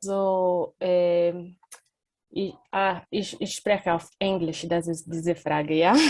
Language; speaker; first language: German; non-native, learner; Portuguese